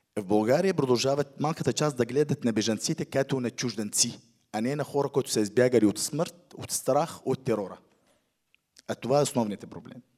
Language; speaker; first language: Bulgarian; non-native, fluent; Arabic